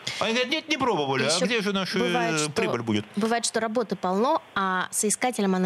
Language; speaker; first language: Russian; native; Russian